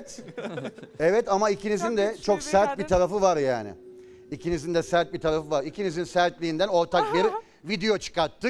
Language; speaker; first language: Turkish; native; Turkish